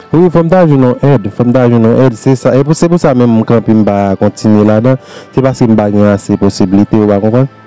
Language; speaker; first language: Haitian Creole; native; Haitian Creole